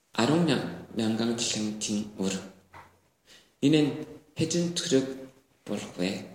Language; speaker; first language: Mongolian; non-native, learner; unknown